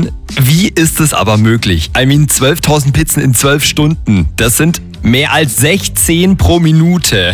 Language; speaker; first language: German; native; German